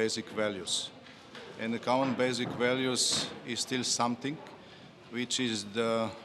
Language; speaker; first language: English; non-native, fluent; Slovenian